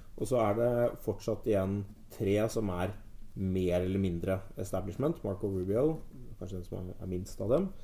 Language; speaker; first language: Norwegian; native; Norwegian